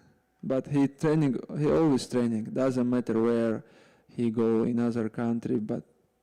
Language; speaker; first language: English; non-native, learner; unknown